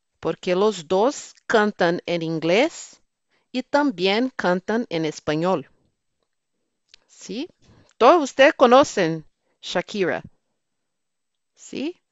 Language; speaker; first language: Spanish; non-native, fluent; Portuguese